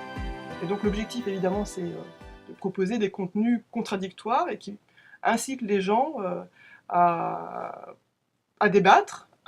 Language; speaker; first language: French; native; French